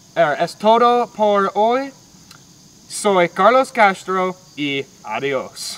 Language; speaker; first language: Spanish; non-native, learner; English